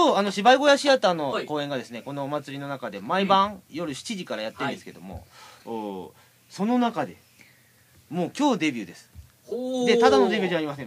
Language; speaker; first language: Japanese; native; Japanese